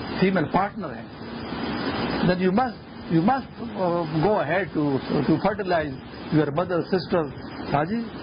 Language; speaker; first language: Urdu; non-native, local second language; Pashto